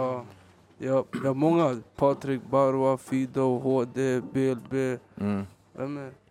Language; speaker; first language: Swedish; early bilingual, other home language; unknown